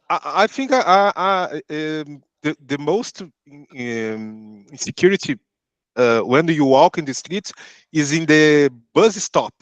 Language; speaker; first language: English; non-native, learner; Portuguese